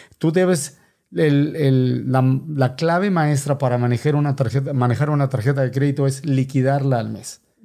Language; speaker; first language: Spanish; native; Spanish